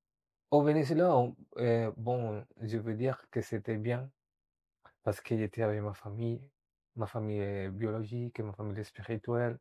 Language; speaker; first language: French; non-native, fluent; Spanish